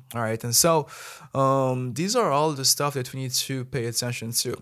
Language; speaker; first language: English; non-native, fluent; Malagasy